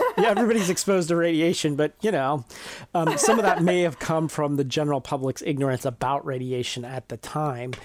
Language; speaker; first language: English; native; English